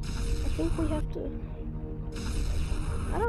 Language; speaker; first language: English; native; English